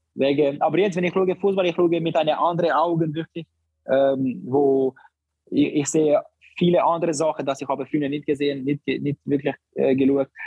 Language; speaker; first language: German; non-native, learner; Albanian